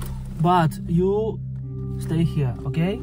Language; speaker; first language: English; non-native, learner; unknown